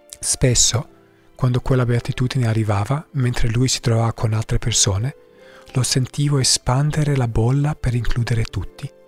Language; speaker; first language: Italian; non-native, fluent; English